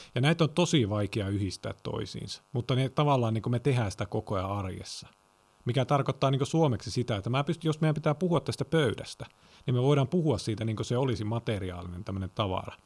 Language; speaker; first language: Finnish; native; Finnish